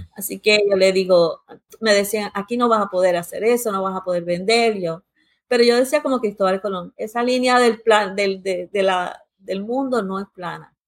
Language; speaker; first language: Spanish; early bilingual, heritage; Spanish